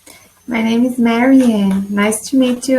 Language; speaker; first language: English; non-native, learner; Portuguese